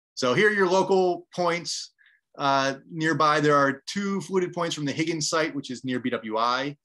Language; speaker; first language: English; native; English